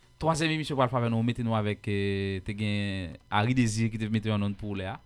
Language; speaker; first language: French; non-native, local second language; Haitian Creole